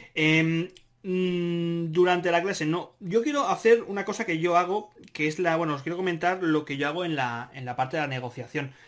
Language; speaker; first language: Spanish; native; Spanish